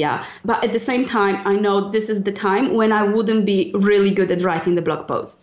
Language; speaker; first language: English; non-native, fluent; Polish